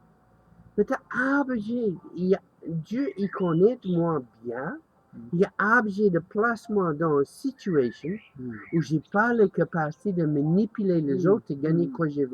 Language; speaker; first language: French; non-native, learner; English